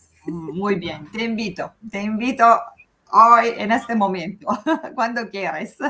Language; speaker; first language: Spanish; non-native, fluent; Italian